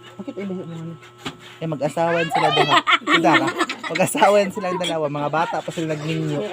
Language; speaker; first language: Filipino; non-native, local second language; Cebuano